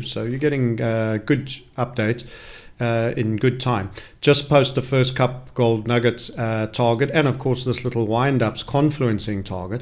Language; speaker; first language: English; native; English